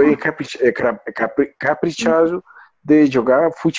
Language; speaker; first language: Portuguese; non-native, learner; Spanish